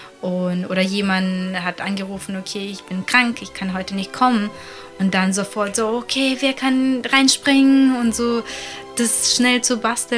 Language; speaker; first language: German; non-native, fluent; Latvian